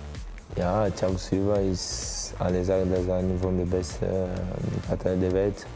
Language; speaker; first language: German; non-native, learner; Portuguese